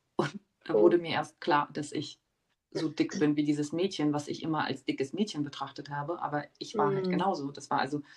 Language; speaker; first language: German; early bilingual, other home language; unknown